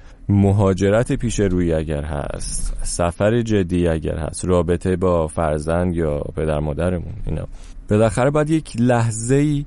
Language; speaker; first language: Persian; native; Persian